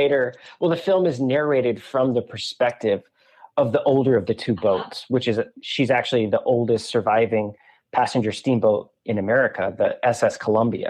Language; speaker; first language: English; native; English